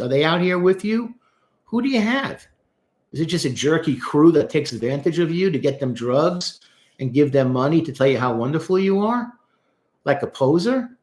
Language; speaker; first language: English; native; English